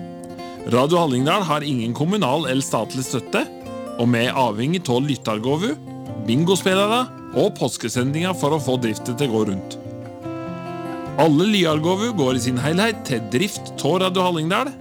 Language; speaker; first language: Norwegian; native; Norwegian